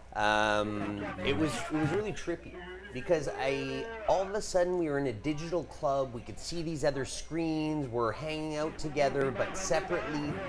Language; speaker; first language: English; native; English